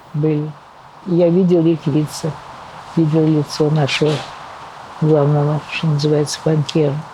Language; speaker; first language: Russian; native; Russian